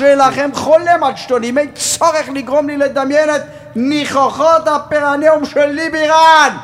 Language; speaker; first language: Hebrew; native; Hebrew